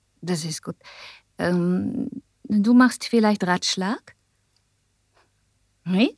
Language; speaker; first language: German; non-native, learner; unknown